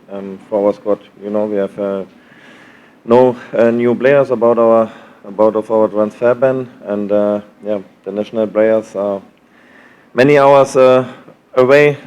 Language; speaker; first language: English; non-native, learner; German